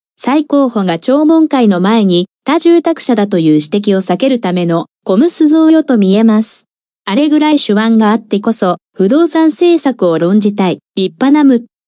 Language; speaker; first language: Japanese; non-native, fluent; Korean